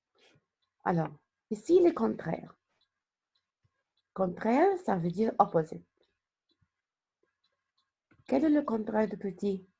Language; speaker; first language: French; non-native, fluent; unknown